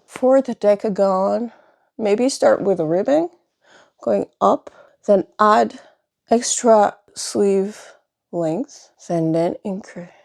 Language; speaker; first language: English; non-native, fluent; French